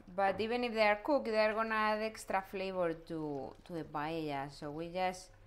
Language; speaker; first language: English; non-native, fluent; Spanish